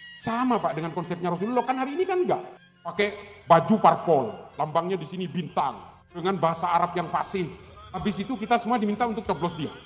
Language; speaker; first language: Indonesian; non-native, local second language; Madurese